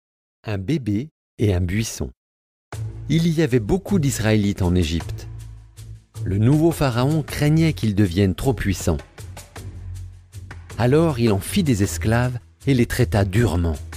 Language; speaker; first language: French; native; French